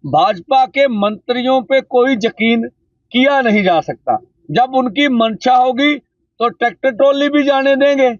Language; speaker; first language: Hindi; non-native, local second language; Punjabi